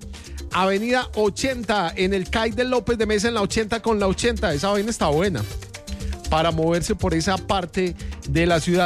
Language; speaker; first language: Spanish; native; Spanish